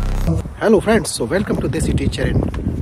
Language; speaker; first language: English; non-native, local second language; Hindi